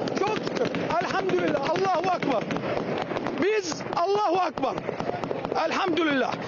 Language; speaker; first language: Turkish; non-native, learner; Arabic